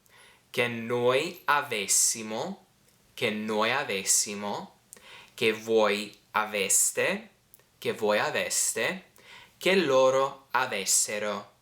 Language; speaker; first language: Italian; non-native, fluent; English